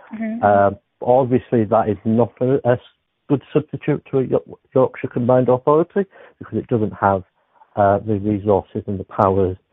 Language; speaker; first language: English; native; English